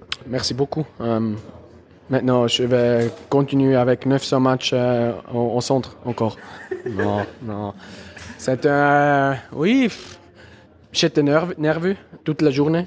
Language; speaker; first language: French; non-native, local second language; German